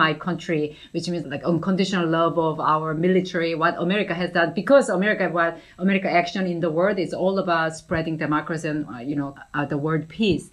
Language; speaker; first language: English; non-native, fluent; Korean